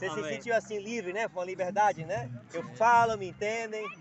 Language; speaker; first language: Portuguese; native; Portuguese